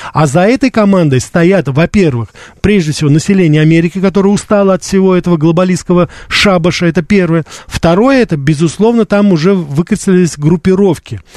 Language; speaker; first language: Russian; native; Russian